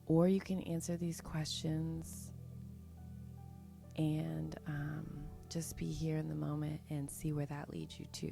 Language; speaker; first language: English; native; English